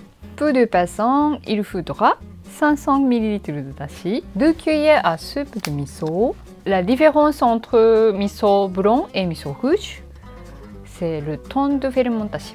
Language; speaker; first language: French; non-native, learner; Japanese